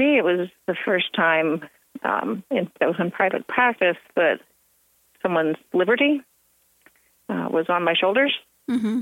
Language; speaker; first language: English; native; English